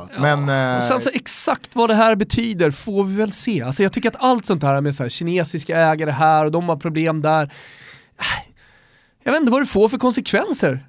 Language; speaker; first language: Swedish; native; Swedish